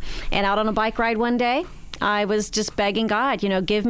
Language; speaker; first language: English; native; English